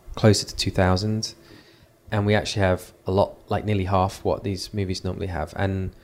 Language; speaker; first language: English; native; English